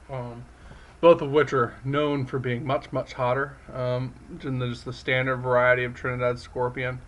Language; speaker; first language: English; native; English